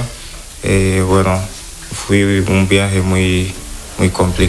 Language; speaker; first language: Spanish; non-native, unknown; Wolof